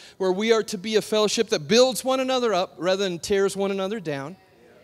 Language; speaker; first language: English; native; English